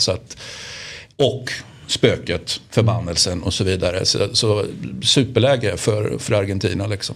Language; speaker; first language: Swedish; native; Swedish